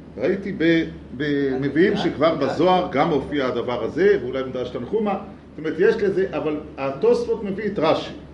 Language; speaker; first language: Hebrew; native; Hebrew